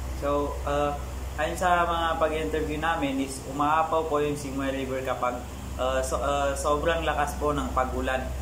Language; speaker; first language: Filipino; non-native, local second language; Maguindanaon